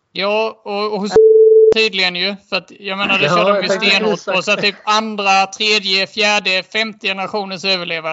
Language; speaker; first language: Swedish; native; Swedish